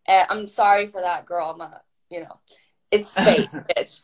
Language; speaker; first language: English; non-native, fluent; Croatian